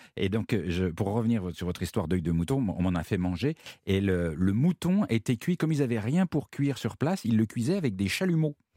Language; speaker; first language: French; native; French